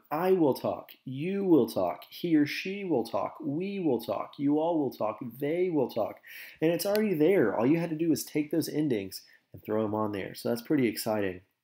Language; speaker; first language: English; native; English